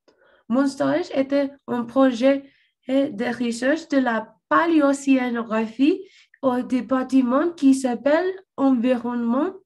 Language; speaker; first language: French; non-native, learner; English